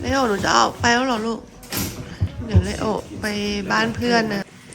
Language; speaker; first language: Thai; native; Thai